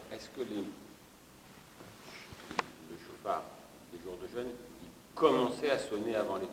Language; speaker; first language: French; native; French